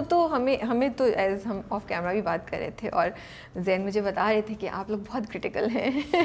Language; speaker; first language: Urdu; native; Urdu